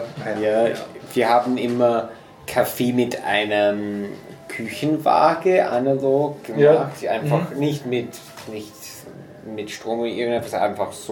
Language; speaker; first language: German; non-native, fluent; English